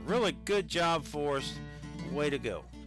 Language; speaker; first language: English; native; English